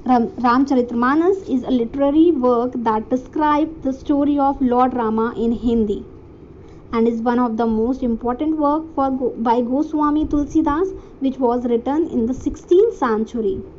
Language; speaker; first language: English; non-native, local second language; Hindi